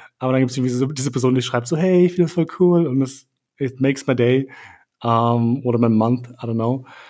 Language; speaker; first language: German; early bilingual, other home language; Albanian